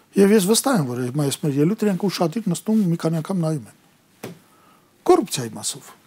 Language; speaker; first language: Armenian; native; Armenian